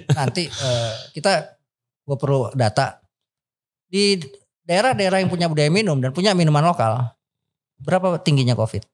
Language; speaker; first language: Indonesian; native; Indonesian